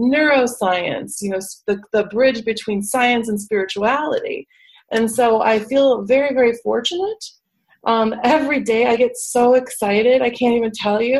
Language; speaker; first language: English; native; English